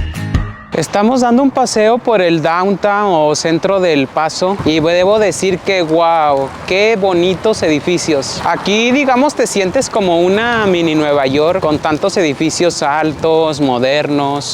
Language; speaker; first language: Spanish; native; Spanish